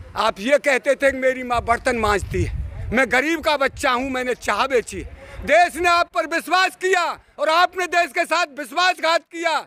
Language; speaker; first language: Hindi; native; Hindi